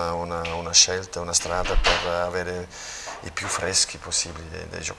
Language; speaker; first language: Italian; non-native, local second language; German